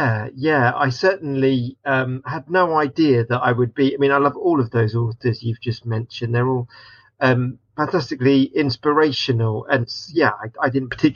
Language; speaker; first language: English; native; English